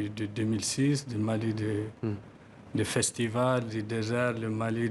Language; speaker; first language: French; non-native, local second language; Tamasheq